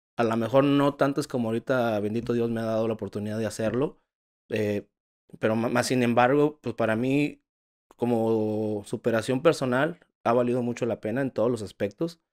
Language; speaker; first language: Spanish; native; Spanish